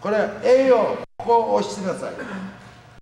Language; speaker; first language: Japanese; native; Japanese